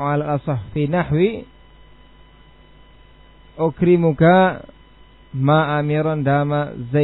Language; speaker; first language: Arabic; non-native, fluent; Indonesian